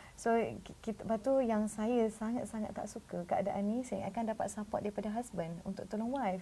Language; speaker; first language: Malay; native; Malay